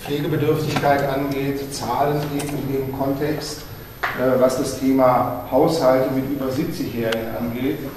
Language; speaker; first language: German; native; German